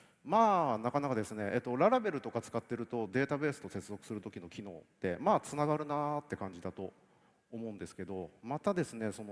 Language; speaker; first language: Japanese; native; Japanese